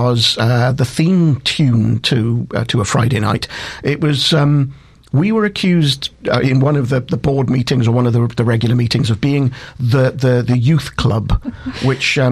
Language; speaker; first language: English; native; English